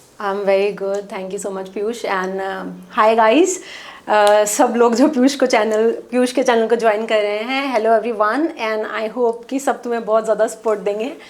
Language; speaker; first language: Hindi; non-native, local second language; Punjabi